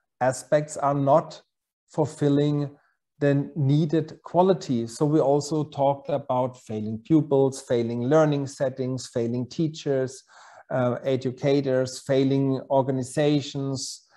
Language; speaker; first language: English; non-native, fluent; German